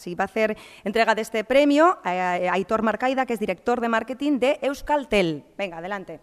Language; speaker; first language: Spanish; native; Spanish